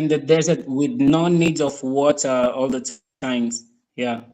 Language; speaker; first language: English; non-native, fluent; Portuguese